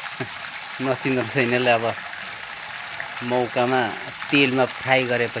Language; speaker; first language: Nepali; native; Nepali